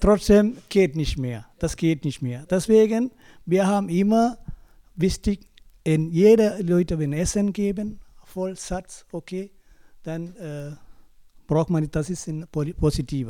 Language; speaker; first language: German; non-native, learner; Tamil